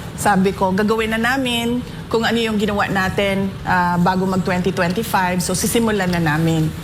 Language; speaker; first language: Filipino; non-native, local second language; Cebuano